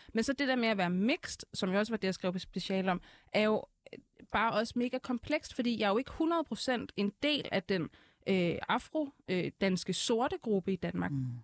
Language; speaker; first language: Danish; early bilingual, other home language; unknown